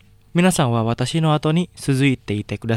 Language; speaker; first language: Japanese; non-native, fluent; Indonesian